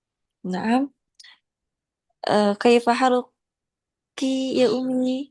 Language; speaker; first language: Arabic; non-native, learner; Indonesian